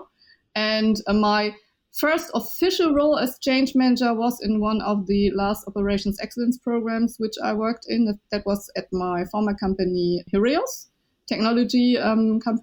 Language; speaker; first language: English; non-native, fluent; Chinese